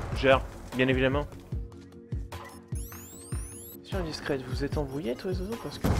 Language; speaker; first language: French; native; French